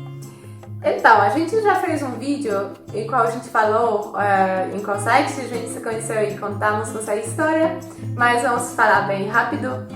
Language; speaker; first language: Portuguese; non-native, fluent; Polish